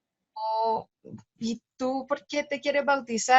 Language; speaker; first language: Spanish; native; Spanish